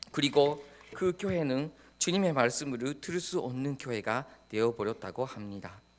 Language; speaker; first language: Korean; non-native, fluent; Japanese